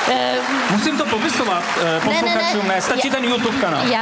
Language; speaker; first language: Czech; native; Czech